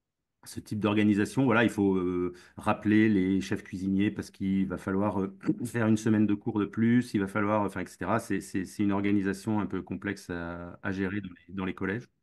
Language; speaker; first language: French; native; French